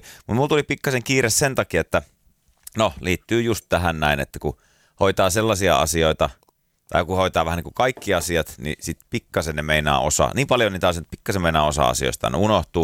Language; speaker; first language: Finnish; native; Finnish